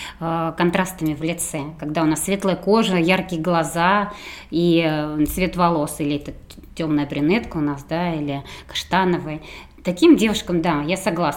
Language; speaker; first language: Russian; native; Russian